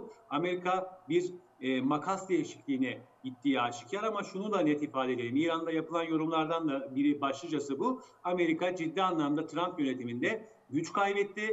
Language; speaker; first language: Turkish; native; Turkish